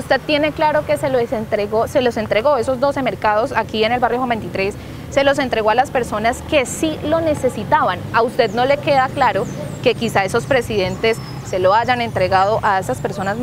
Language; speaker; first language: Spanish; native; Spanish